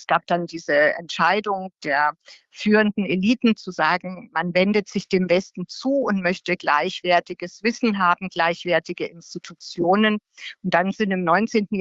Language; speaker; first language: German; native; German